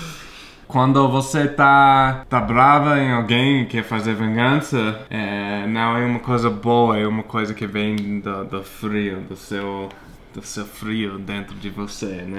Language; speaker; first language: Portuguese; non-native, fluent; English